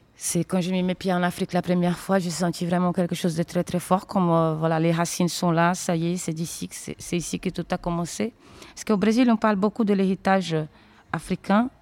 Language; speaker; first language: French; non-native, fluent; Portuguese